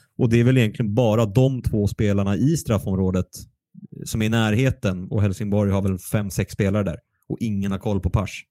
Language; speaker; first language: Swedish; native; Swedish